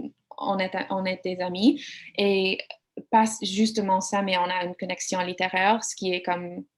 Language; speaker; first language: French; non-native, learner; English